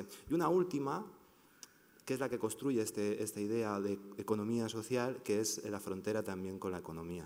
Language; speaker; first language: Spanish; native; Spanish